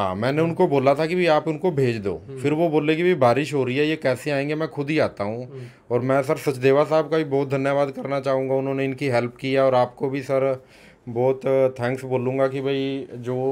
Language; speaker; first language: Hindi; native; Hindi